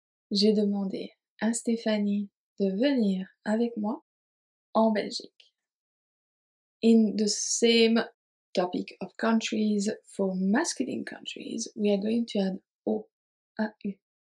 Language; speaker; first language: French; native; French